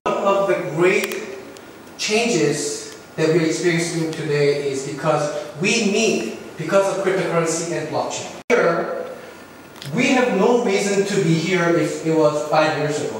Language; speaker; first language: English; non-native, fluent; Korean